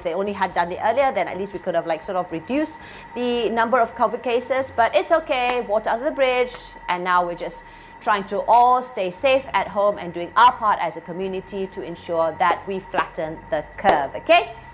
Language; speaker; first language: English; non-native, local second language; Malay